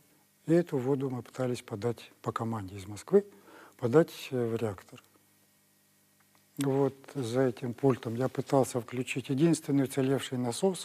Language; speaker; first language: Russian; native; Russian